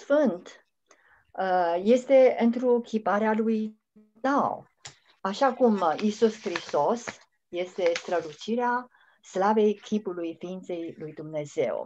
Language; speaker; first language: Romanian; non-native, fluent; Chinese